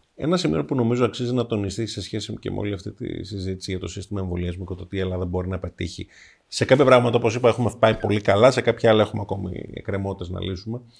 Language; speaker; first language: Greek; native; Greek